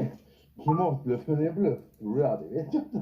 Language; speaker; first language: Swedish; native; Swedish